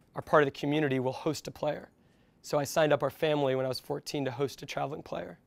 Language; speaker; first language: English; native; English